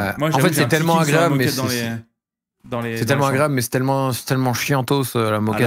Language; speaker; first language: French; native; French